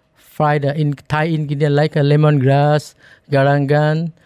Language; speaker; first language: English; non-native, learner; Thai